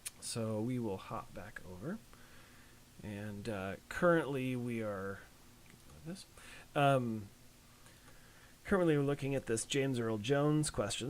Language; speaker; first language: English; native; English